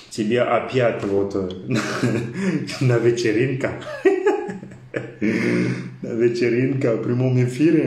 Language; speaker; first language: Russian; non-native, learner; French